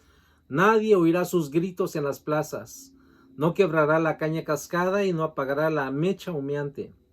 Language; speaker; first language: Spanish; native; Spanish